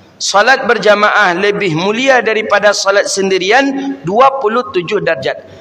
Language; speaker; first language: Malay; non-native, local second language; Minangkabau